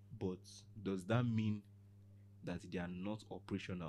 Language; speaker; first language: English; non-native, local second language; Yoruba